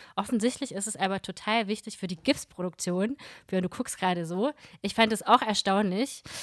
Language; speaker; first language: German; early bilingual, other home language; Russian